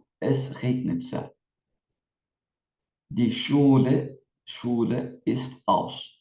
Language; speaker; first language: German; non-native, fluent; Turkish